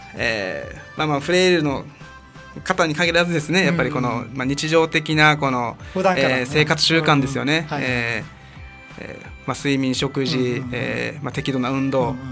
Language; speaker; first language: Japanese; native; Japanese